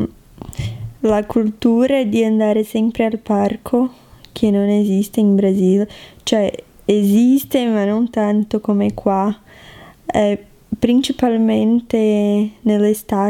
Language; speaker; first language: Italian; non-native, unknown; Portuguese